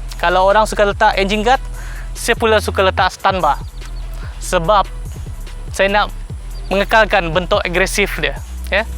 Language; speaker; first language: Malay; non-native, local second language; Iban